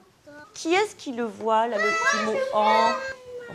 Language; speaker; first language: French; native; French